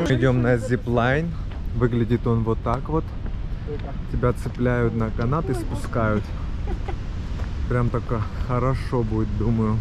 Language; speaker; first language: Russian; native; Russian